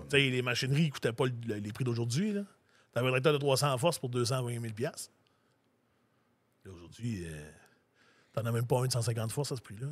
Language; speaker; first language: French; native; French